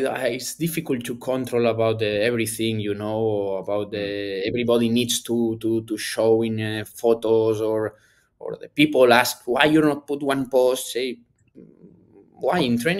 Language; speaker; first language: English; non-native, learner; Spanish